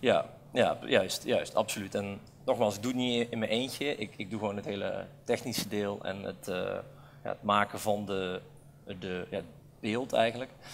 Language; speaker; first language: Dutch; native; Dutch